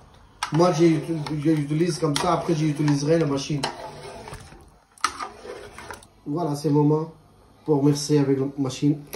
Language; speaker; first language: French; non-native, learner; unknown